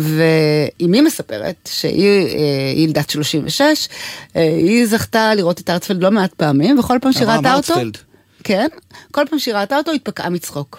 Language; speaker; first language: Hebrew; native; Hebrew